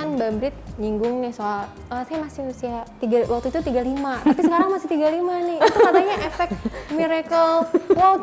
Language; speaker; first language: Indonesian; native; Indonesian